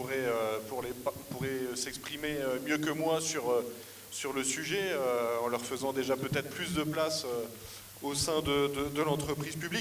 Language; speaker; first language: French; native; French